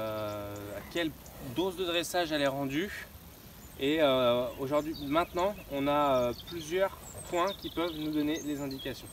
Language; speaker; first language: French; native; French